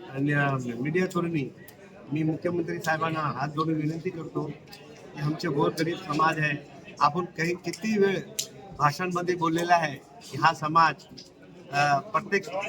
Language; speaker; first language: Marathi; non-native, local second language; Lambadi